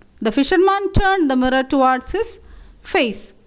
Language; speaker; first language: English; non-native, local second language; Malayalam